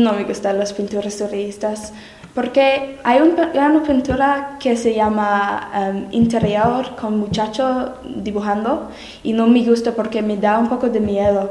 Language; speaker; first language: Spanish; non-native, learner; English